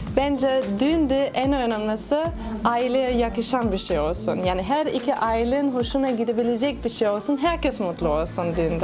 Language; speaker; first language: Turkish; non-native, fluent; German